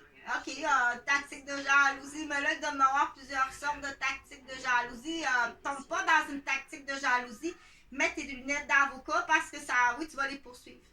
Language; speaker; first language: French; native; French